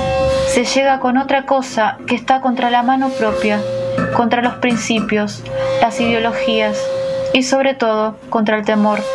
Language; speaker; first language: Spanish; native; Spanish